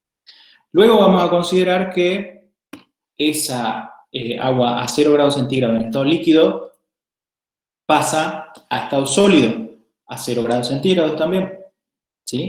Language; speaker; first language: Spanish; native; Spanish